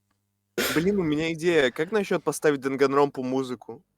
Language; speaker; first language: Russian; native; Russian